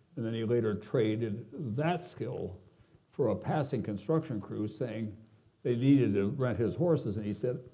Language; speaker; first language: English; native; English